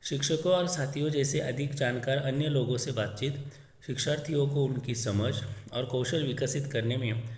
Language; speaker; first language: Hindi; non-native, local second language; Marathi